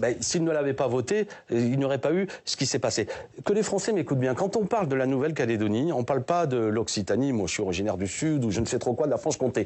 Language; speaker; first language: French; native; French